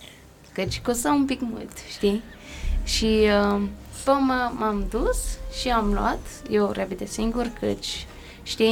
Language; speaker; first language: Romanian; early bilingual, heritage; Romanian